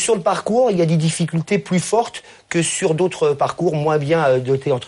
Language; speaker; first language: French; native; French